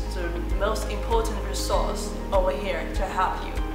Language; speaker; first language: English; non-native, fluent; Chinese